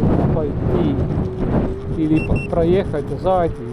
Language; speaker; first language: Russian; non-native, local second language; Estonian